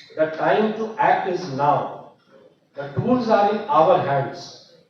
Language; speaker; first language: English; non-native, local second language; Hindi